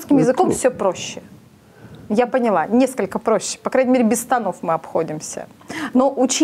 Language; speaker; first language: Russian; native; Russian